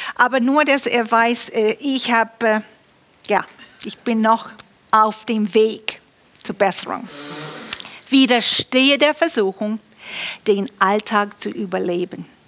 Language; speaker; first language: German; non-native, fluent; English